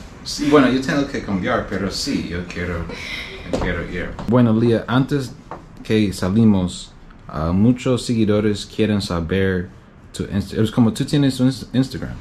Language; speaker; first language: Spanish; non-native, learner; English